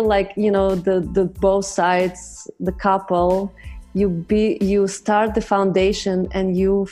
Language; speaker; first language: English; non-native, fluent; Russian